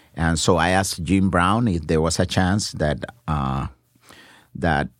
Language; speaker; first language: English; non-native, fluent; Spanish